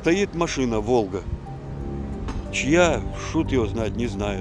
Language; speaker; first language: Russian; native; Russian